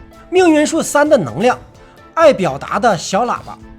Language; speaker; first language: Chinese; native; Chinese